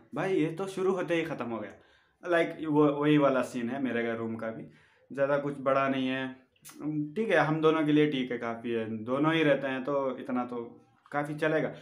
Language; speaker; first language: Hindi; non-native, local second language; Urdu